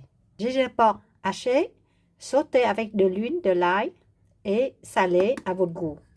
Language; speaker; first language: French; non-native, learner; Vietnamese